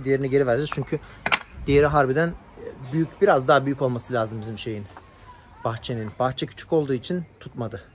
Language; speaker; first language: Turkish; native; Turkish